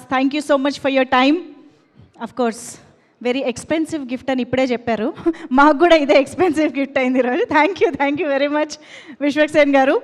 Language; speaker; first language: Telugu; native; Telugu